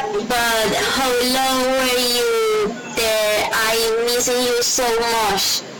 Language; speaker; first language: English; non-native, learner; Spanish